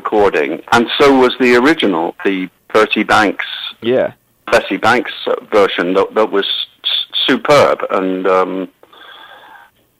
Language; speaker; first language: English; native; English